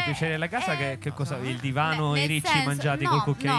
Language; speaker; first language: Italian; native; Italian